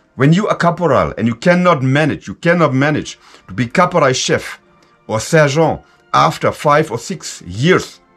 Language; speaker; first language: English; non-native, fluent; German